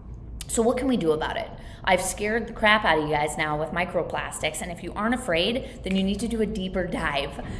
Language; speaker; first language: English; native; English